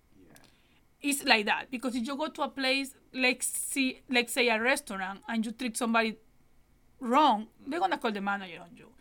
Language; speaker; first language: English; non-native, learner; Spanish